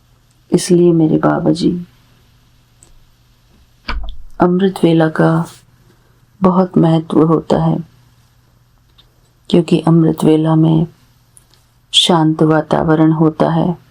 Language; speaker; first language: Hindi; native; Hindi